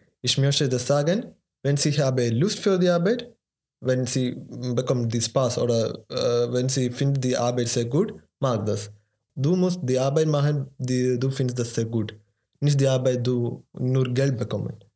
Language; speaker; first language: German; non-native, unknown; Malayalam